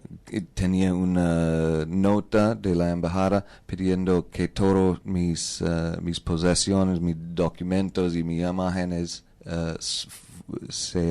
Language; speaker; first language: Spanish; non-native, learner; English